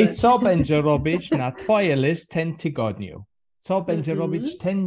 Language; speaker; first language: Polish; non-native, learner; English